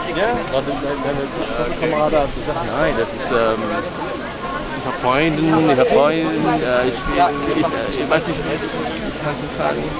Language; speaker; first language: German; non-native, learner; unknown